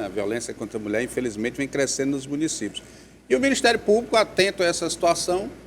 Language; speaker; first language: Portuguese; native; Portuguese